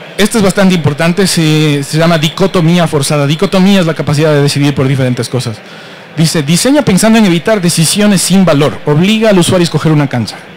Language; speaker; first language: Spanish; native; Spanish